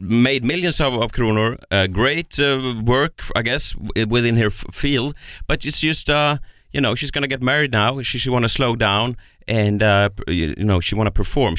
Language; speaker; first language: English; non-native, fluent; Swedish